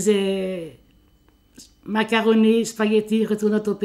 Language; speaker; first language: French; early bilingual, other home language; Italian